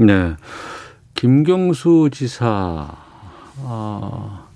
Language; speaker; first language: Korean; native; Korean